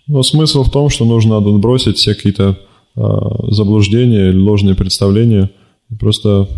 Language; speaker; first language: Russian; native; Russian